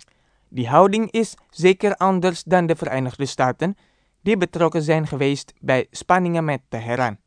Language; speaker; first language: Dutch; non-native, fluent; Indonesian